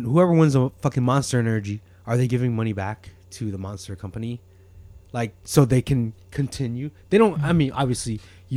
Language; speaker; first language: English; native; English